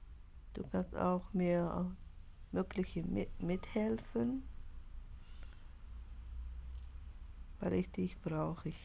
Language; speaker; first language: German; non-native, learner; Russian